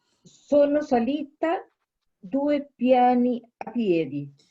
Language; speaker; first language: Italian; non-native, learner; Spanish